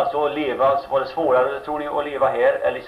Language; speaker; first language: Swedish; native; Swedish